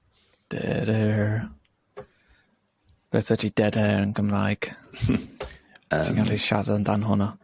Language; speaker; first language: Welsh; non-native, local second language; English